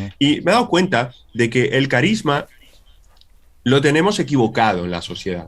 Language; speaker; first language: Spanish; native; Spanish